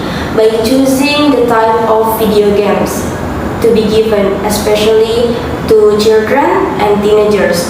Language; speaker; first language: English; non-native, learner; Indonesian